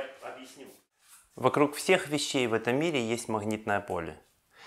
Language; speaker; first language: Russian; native; Russian